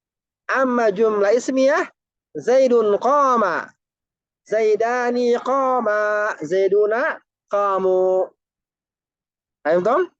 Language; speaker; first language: Arabic; non-native, fluent; Indonesian